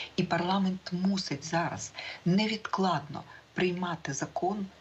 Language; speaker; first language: Ukrainian; native; Ukrainian